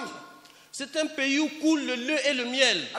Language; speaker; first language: French; non-native, local second language; Lingala